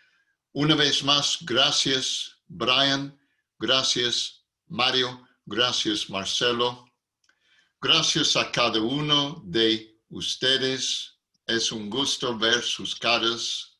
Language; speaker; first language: Spanish; non-native, fluent; English